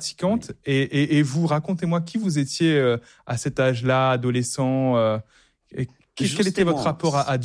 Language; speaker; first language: French; native; French